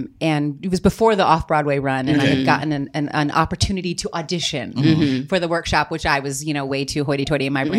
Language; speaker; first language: English; native; English